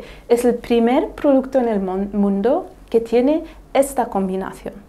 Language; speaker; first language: Spanish; non-native, fluent; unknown